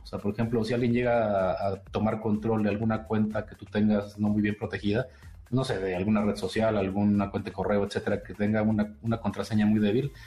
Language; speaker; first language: Spanish; native; Spanish